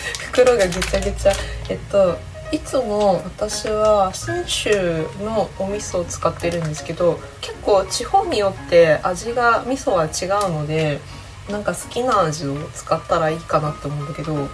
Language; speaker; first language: Japanese; non-native, local second language; Chinese